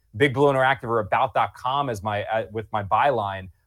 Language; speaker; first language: English; native; English